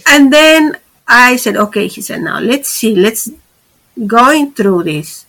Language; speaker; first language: English; non-native, fluent; Spanish